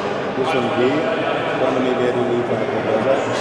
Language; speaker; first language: Italian; non-native, learner; English